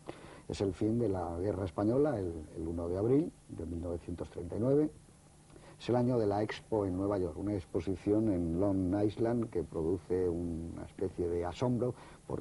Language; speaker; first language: Spanish; native; Spanish